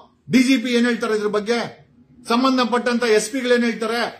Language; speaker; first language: Kannada; native; Kannada